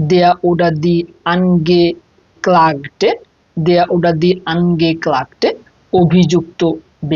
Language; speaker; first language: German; non-native, fluent; Bangla